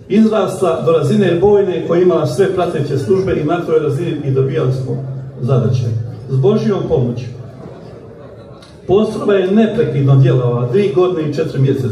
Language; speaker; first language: Croatian; native; Croatian